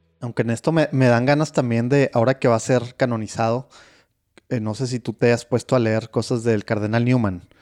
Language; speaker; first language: Spanish; native; Spanish